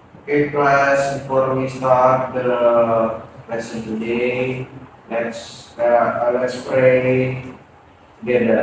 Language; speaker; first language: English; non-native, learner; Indonesian